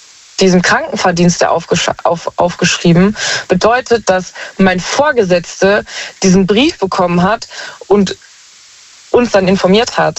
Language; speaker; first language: German; native; German